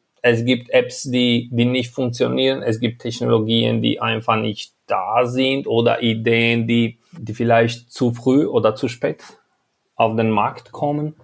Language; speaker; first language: German; non-native, fluent; Albanian